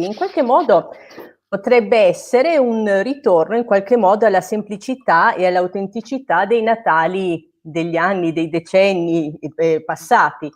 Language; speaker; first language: Italian; native; Italian